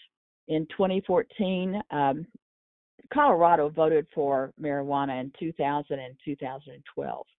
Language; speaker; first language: English; native; English